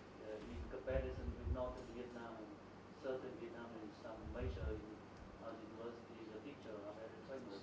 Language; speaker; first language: English; non-native, fluent; Vietnamese